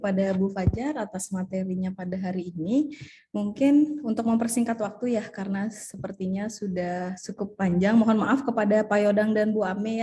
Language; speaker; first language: Indonesian; native; Indonesian